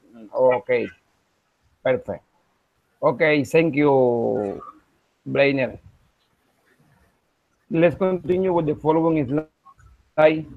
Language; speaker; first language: English; non-native, learner; Spanish